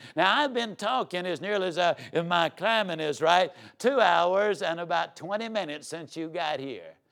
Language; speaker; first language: English; native; English